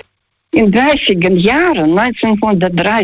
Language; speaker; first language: German; early bilingual, heritage; Russian